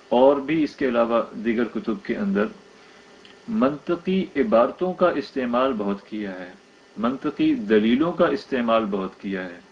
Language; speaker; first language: Urdu; native; Urdu